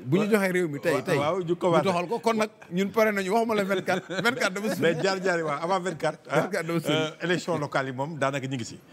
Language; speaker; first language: Wolof; native; Wolof